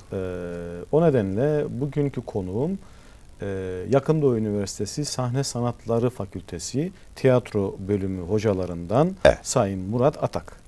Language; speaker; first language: Turkish; native; Turkish